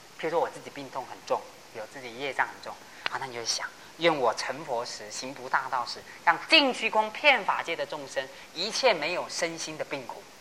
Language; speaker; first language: Chinese; non-native, local second language; Hakka Chinese